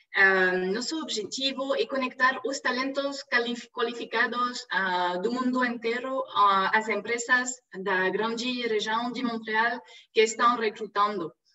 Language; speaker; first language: Portuguese; non-native, fluent; French